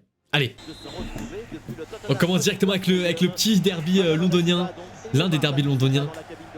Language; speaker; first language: French; native; French